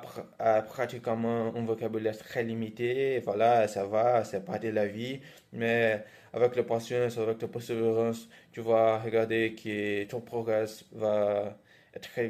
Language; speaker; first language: French; non-native, fluent; Portuguese